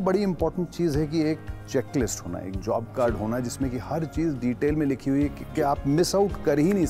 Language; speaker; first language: Hindi; native; Hindi